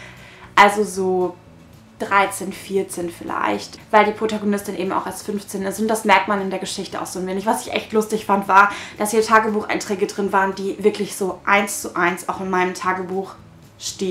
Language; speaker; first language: German; native; German